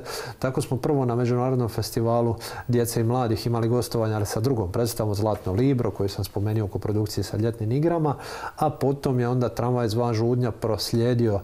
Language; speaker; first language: Croatian; native; Croatian